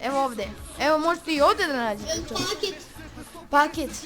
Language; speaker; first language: Croatian; native; Croatian